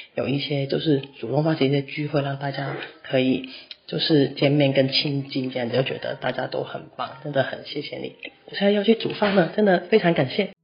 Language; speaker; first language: Chinese; non-native, fluent; Cantonese